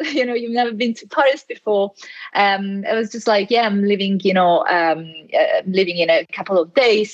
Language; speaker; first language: English; non-native, fluent; Italian